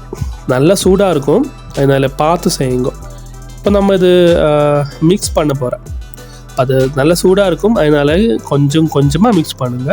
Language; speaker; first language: Tamil; non-native, learner; Malayalam